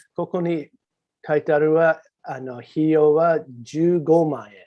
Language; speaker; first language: Japanese; non-native, fluent; English